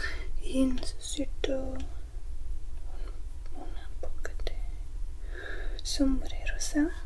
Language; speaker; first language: Spanish; non-native, learner; English